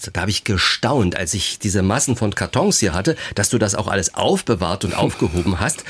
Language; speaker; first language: German; native; German